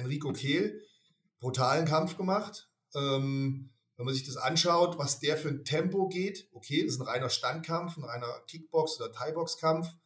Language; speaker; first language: German; native; German